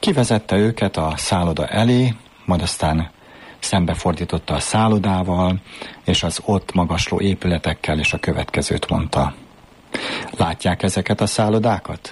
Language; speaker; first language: Hungarian; native; Hungarian